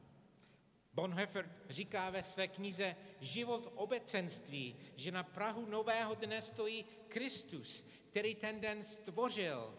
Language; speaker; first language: Czech; non-native, fluent; English